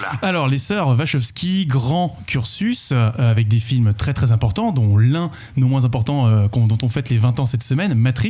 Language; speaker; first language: French; native; French